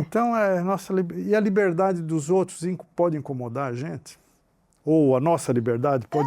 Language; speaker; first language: Portuguese; native; Portuguese